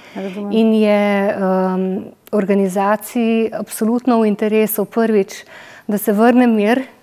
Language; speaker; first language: Slovenian; native; Slovenian